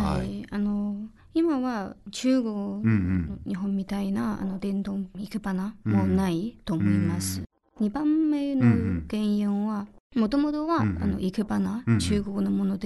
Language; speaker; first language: Japanese; non-native, learner; Chinese